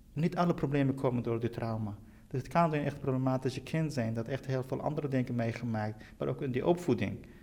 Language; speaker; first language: Dutch; non-native, fluent; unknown